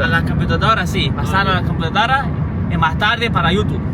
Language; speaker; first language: Spanish; non-native, learner; Pashto